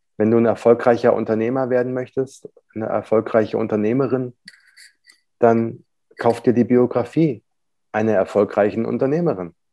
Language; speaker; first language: German; native; German